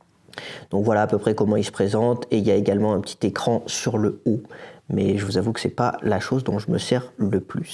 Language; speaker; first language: French; native; French